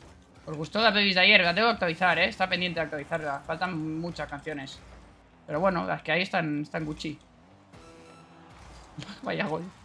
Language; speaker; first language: Spanish; native; Spanish